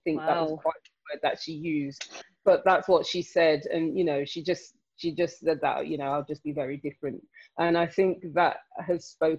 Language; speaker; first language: English; native; English